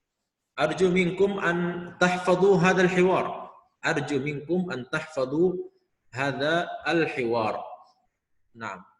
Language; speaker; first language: Arabic; non-native, fluent; Indonesian